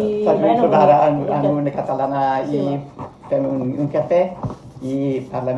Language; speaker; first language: Catalan; non-native, fluent; Spanish